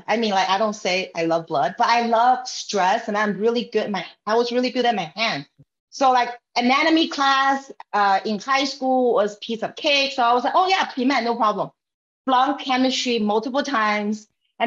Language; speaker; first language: English; non-native, fluent; Chinese